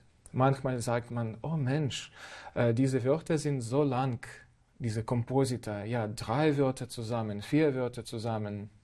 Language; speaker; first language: German; non-native, fluent; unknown